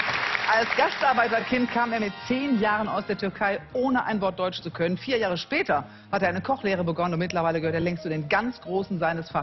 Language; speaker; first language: German; native; German